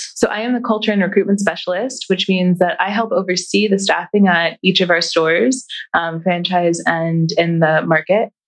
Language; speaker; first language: English; native; English